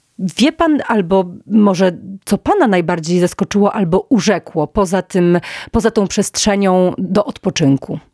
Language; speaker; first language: Polish; native; Polish